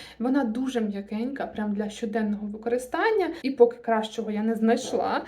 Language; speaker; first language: Ukrainian; non-native, local second language; Russian